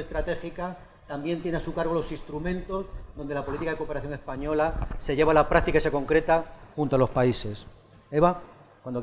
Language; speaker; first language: Spanish; native; Spanish